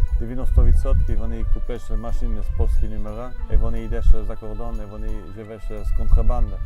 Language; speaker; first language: Ukrainian; non-native, learner; French